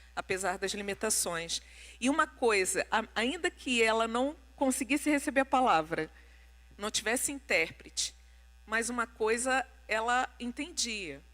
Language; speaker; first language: Portuguese; non-native, local second language; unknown